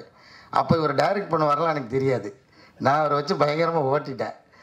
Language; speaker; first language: Tamil; native; Tamil